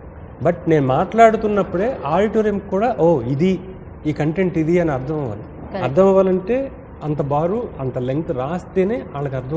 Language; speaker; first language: Telugu; native; Telugu